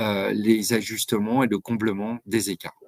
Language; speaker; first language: French; native; French